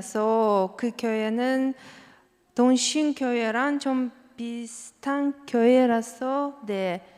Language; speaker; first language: Korean; non-native, learner; Russian